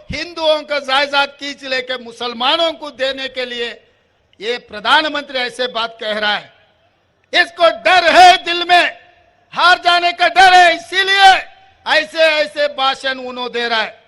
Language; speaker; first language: Hindi; non-native, local second language; Telugu